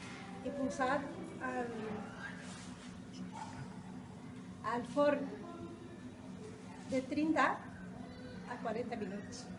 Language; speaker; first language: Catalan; non-native, learner; Portuguese